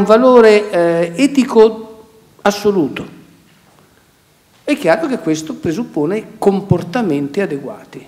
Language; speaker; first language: Italian; native; Italian